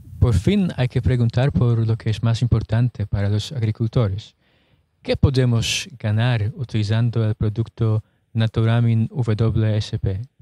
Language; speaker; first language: Spanish; non-native, fluent; Polish